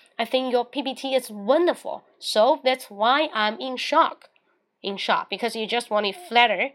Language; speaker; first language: English; non-native, fluent; Chinese